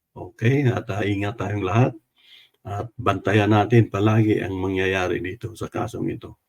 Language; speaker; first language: Filipino; non-native, local second language; Cebuano